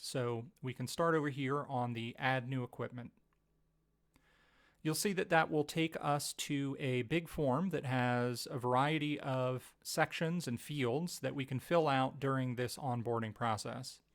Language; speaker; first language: English; native; English